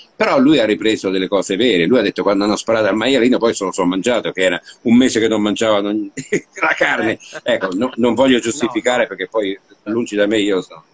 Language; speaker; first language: Italian; early bilingual, heritage; Italian